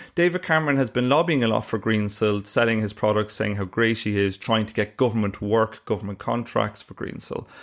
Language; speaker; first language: English; native; English